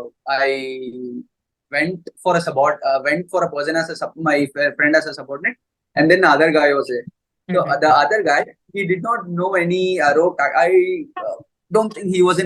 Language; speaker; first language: English; non-native, local second language; Hindi